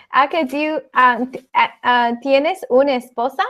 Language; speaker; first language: Spanish; non-native, fluent; English